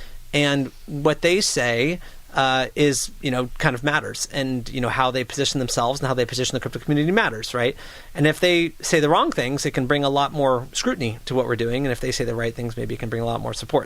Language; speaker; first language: English; native; English